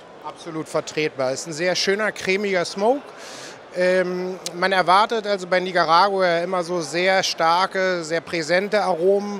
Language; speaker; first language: German; native; German